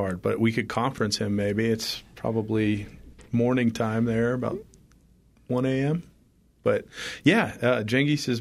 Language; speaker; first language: English; native; English